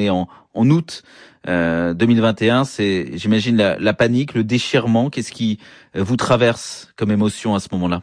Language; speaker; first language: French; native; French